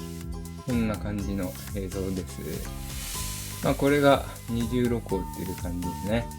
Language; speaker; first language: Japanese; native; Japanese